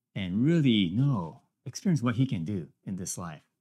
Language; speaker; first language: English; non-native, fluent; Japanese